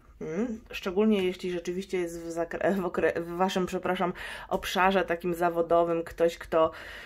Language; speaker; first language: Polish; native; Polish